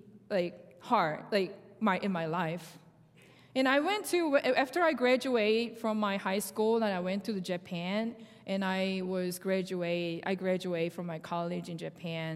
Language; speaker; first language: English; non-native, fluent; Korean